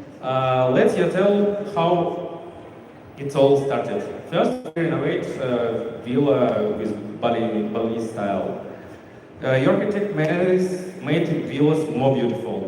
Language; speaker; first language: English; non-native, learner; Russian